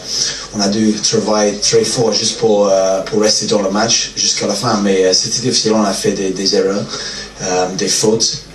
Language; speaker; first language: French; non-native, fluent; English